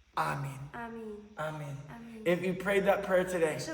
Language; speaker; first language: English; native; English